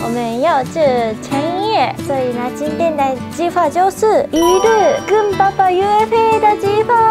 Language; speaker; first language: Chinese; non-native, fluent; Japanese